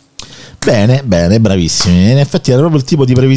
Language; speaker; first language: Italian; native; Italian